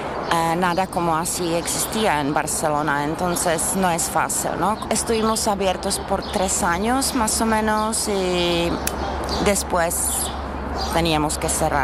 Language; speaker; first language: Spanish; non-native, learner; Czech